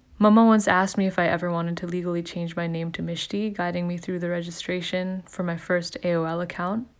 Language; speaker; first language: English; early bilingual, other home language; Hindi